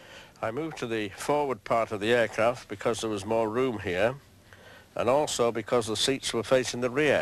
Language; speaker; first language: English; native; English